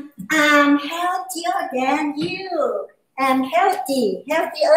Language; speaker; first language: English; non-native, learner; Thai